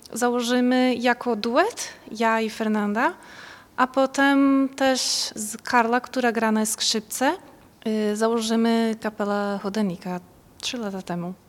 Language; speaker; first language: Polish; non-native, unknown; Portuguese